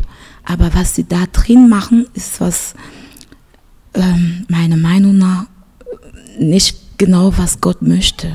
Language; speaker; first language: German; non-native, fluent; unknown